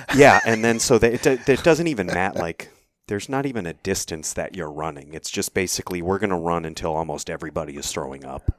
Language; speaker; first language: English; native; English